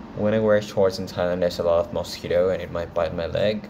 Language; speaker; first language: English; non-native, fluent; Thai